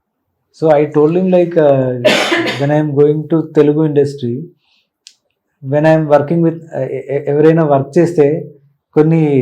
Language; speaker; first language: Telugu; non-native, learner; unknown